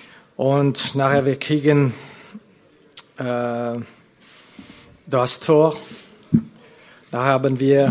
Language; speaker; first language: German; non-native, fluent; French